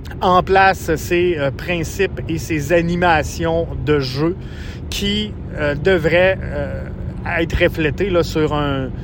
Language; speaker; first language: French; native; French